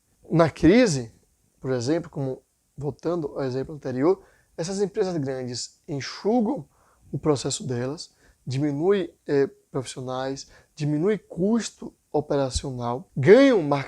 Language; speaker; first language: Portuguese; native; Portuguese